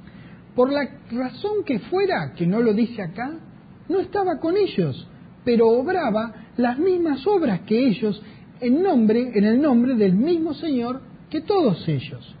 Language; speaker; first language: Spanish; native; Spanish